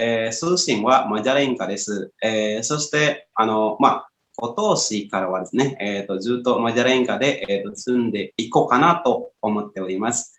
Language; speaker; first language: Japanese; non-native, fluent; Indonesian